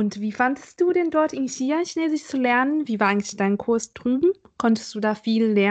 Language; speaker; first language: German; non-native, fluent; Chinese